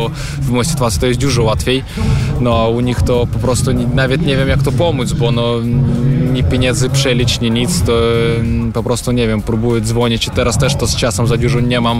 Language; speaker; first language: Polish; non-native, learner; Russian